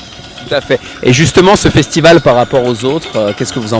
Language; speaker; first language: French; native; French